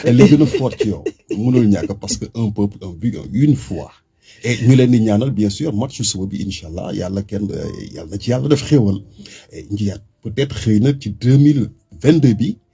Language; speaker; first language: Wolof; non-native, local second language; Jola-Fonyi